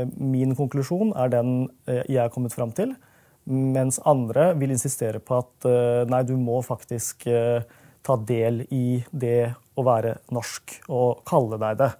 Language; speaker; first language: Norwegian; early bilingual, other home language; Urdu